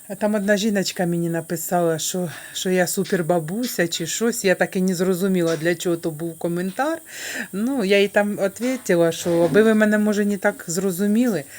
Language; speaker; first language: Ukrainian; native; Ukrainian